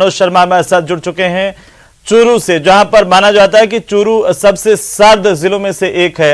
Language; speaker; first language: Hindi; native; Hindi